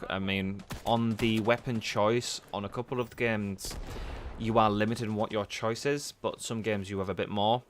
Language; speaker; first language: English; native; English